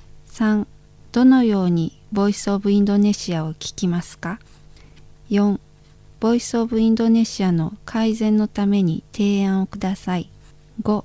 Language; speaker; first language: Japanese; non-native, fluent; Indonesian